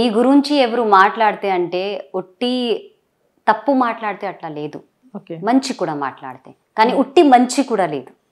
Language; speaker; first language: Telugu; non-native, local second language; Hindi